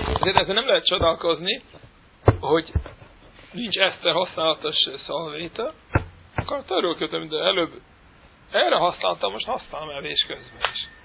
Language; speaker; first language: Hungarian; non-native, fluent; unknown